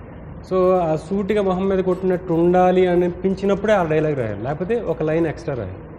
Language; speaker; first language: Telugu; native; Telugu